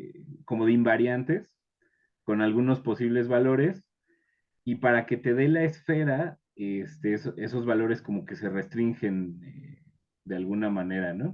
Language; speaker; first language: Spanish; native; Spanish